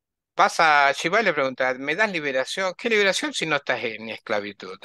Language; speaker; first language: Spanish; native; Spanish